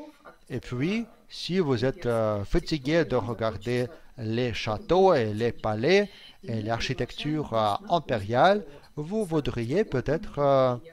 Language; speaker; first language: French; non-native, fluent; Russian